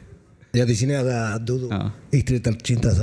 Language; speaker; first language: Indonesian; non-native, fluent; Spanish